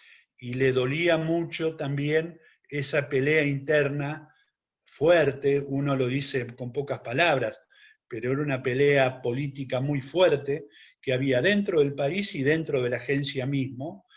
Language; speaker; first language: Spanish; native; Spanish